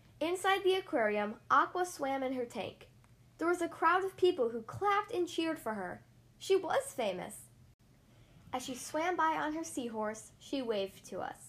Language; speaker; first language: English; native; English